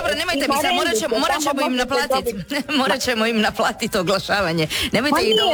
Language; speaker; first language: Serbian; native; Serbian